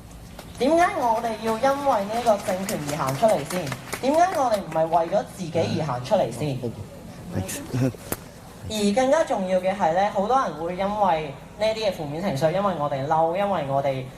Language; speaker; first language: Cantonese; native; Cantonese